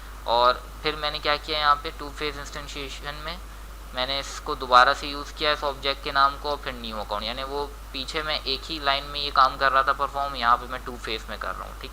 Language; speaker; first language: Hindi; native; Hindi